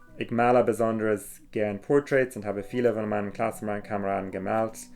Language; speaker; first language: German; non-native, fluent; English